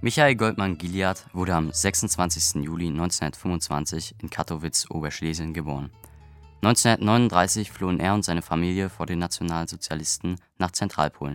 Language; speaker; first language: German; native; German